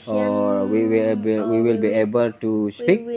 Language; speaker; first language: English; non-native, learner; Balinese